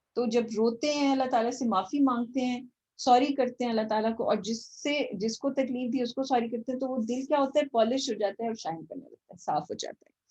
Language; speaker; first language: Urdu; native; Urdu